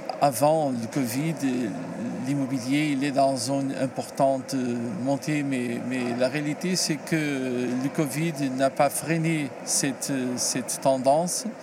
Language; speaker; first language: French; non-native, learner; Portuguese